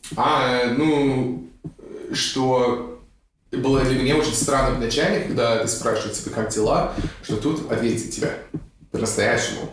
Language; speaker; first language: Russian; non-native, fluent; English